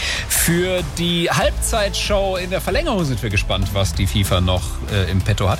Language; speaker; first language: German; native; German